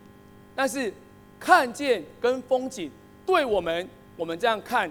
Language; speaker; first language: Chinese; native; Chinese